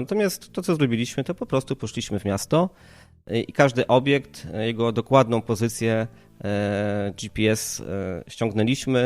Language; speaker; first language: Polish; native; Polish